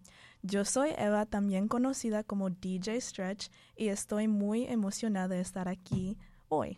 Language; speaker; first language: Spanish; non-native, learner; English